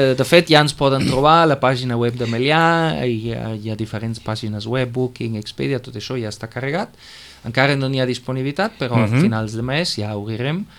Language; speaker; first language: Catalan; non-native, fluent; German